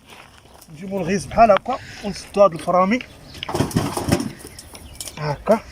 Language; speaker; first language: Arabic; native; Arabic